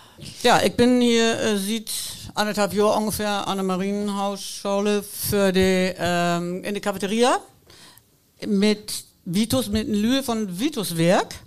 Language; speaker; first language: German; native; German